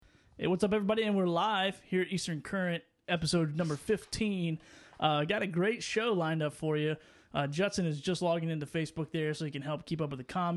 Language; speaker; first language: English; native; English